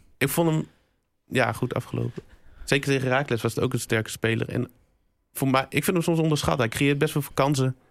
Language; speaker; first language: Dutch; native; Dutch